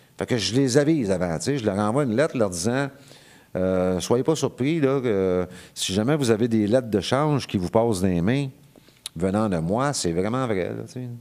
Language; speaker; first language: French; native; French